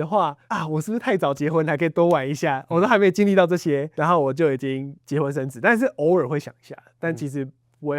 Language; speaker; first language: Chinese; native; Chinese